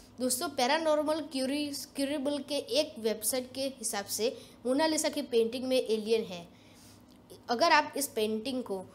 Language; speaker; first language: Hindi; non-native, local second language; Gujarati